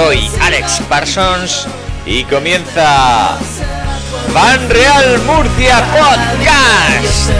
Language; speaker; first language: Spanish; native; Spanish